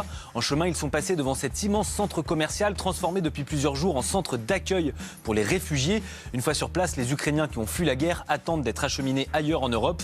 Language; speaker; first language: French; native; French